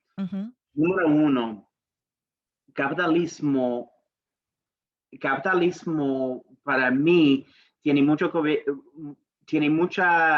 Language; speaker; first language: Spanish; non-native, learner; English